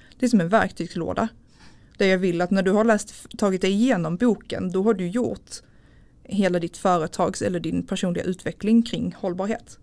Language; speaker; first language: Swedish; native; Swedish